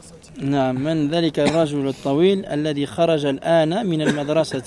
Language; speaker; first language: Arabic; non-native, fluent; French